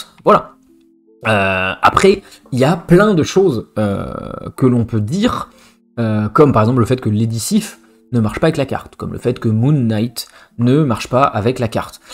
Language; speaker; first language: French; native; French